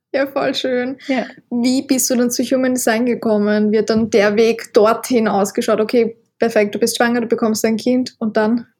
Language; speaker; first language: German; native; German